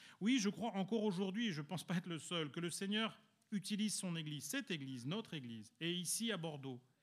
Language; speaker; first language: French; early bilingual, other home language; Italian